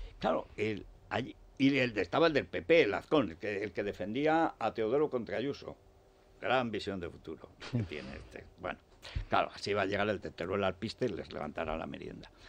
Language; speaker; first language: Spanish; native; Spanish